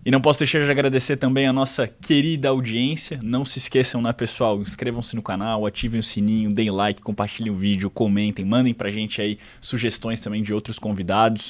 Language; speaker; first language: Portuguese; native; Portuguese